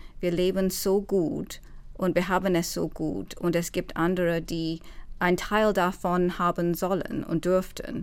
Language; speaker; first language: German; non-native, fluent; English